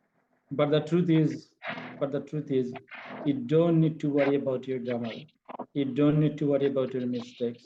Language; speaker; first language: English; non-native, fluent; Bangla